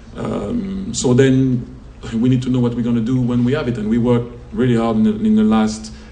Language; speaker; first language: English; non-native, fluent; French